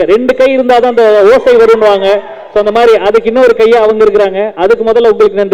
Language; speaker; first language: Tamil; native; Tamil